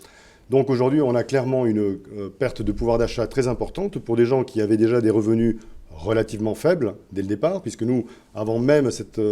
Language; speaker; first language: French; native; French